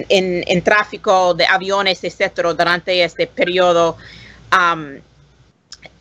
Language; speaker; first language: Spanish; non-native, learner; English